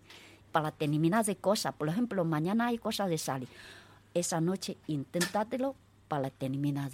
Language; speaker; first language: Spanish; non-native, learner; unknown